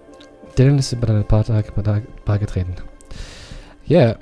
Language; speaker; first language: German; non-native, learner; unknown